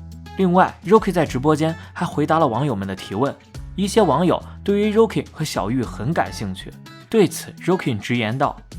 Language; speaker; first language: Chinese; native; Chinese